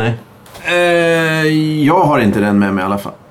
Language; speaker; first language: Swedish; native; Swedish